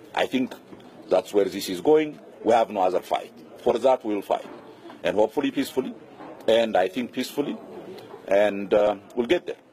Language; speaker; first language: English; non-native, local second language; Amharic